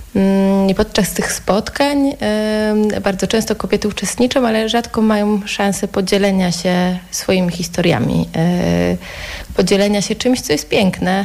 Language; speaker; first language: Polish; native; Polish